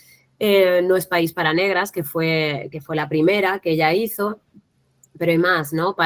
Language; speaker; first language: Spanish; native; Spanish